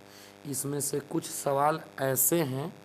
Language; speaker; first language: Hindi; native; Hindi